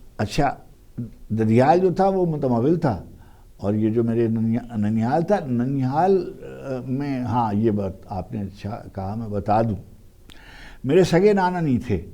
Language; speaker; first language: Urdu; native; Urdu